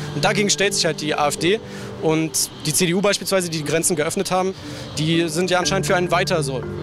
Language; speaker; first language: German; native; German